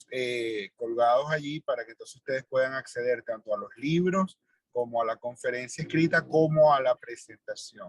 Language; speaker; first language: Spanish; native; Spanish